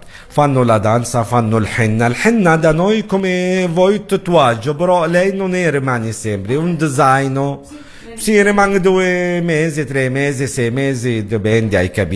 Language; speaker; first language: Italian; non-native, learner; Arabic